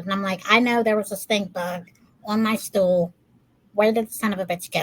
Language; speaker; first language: English; native; English